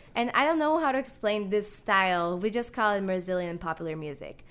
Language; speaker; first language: English; non-native, fluent; Portuguese